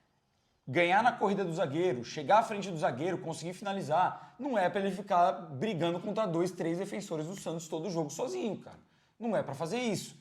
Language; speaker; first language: Portuguese; native; Portuguese